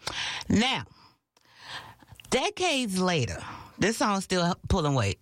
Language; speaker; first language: English; native; English